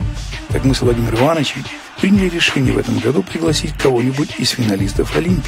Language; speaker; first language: Russian; native; Russian